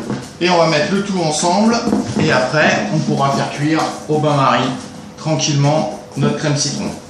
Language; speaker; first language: French; native; French